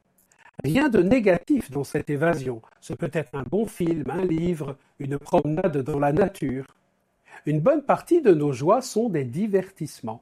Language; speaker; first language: French; native; French